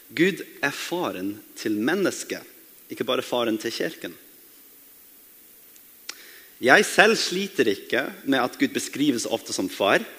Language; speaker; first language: Norwegian; non-native, fluent; English